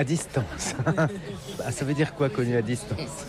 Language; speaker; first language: French; native; French